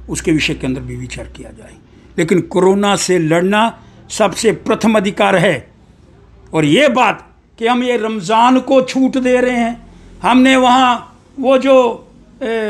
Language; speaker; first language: Hindi; non-native, local second language; Dogri